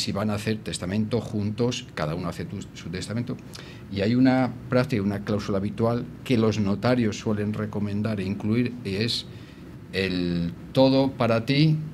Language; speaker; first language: Spanish; native; Spanish